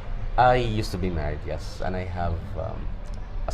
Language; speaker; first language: English; non-native, fluent; Arabic